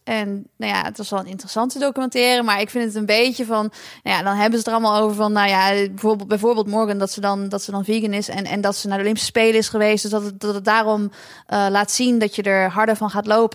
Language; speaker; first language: Dutch; native; Dutch